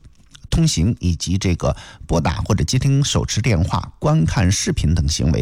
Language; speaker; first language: Chinese; native; Chinese